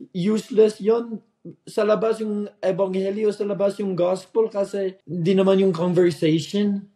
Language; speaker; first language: Filipino; non-native, fluent; English